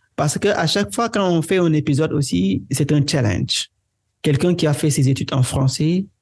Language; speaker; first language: French; non-native, local second language; Wolof